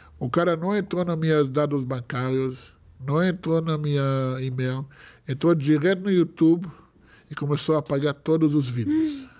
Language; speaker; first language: Portuguese; non-native, fluent; Hebrew